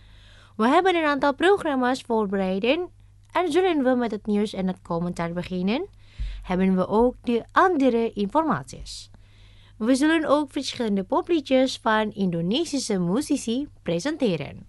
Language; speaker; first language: Dutch; non-native, learner; Indonesian